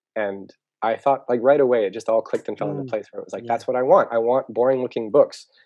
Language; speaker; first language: English; native; English